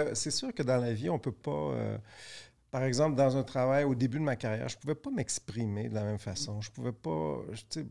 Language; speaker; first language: French; native; French